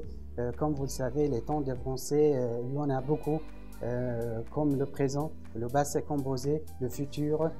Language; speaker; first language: French; non-native, fluent; Arabic